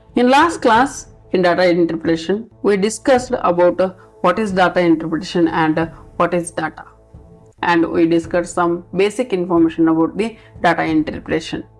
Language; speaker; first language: English; non-native, local second language; Kannada